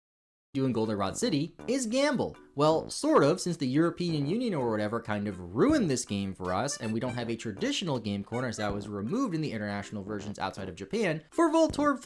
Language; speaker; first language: English; native; English